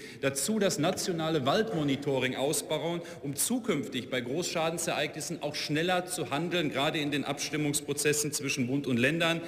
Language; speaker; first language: German; native; German